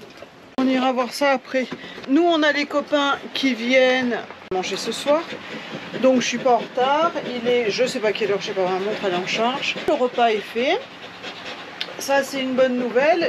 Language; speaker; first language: French; native; French